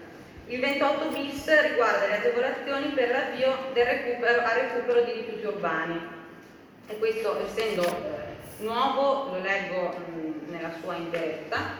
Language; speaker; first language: Italian; native; Italian